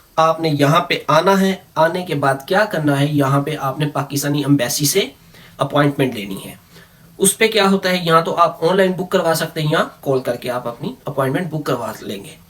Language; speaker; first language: Urdu; non-native, local second language; Punjabi